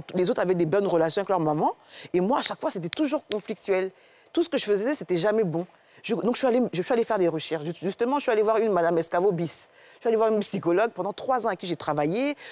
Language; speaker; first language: French; native; French